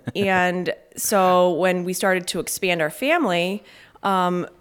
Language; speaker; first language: English; native; English